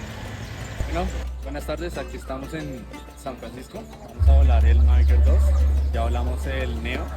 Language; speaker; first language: Spanish; native; Spanish